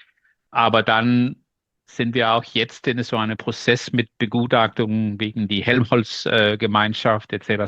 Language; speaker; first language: German; non-native, learner; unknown